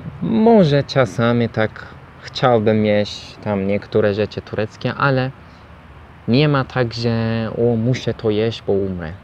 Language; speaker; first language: Polish; non-native, fluent; Turkish